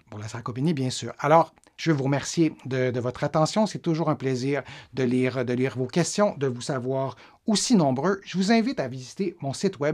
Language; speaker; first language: French; native; French